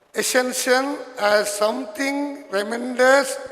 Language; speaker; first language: English; non-native, local second language; Telugu